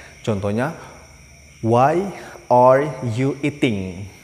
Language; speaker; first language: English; non-native, fluent; Indonesian